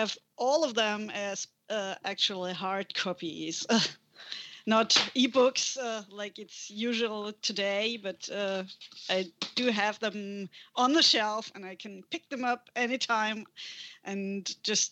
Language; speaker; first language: English; non-native, fluent; German